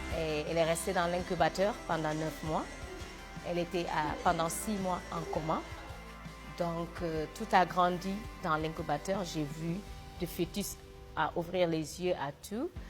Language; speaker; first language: French; non-native, local second language; Wolof